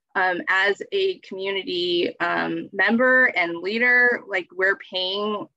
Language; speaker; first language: English; native; English